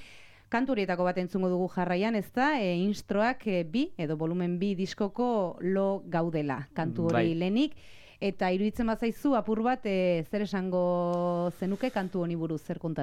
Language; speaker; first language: Basque; native; Basque